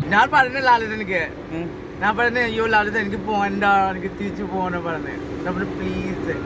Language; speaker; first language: Malayalam; non-native, learner; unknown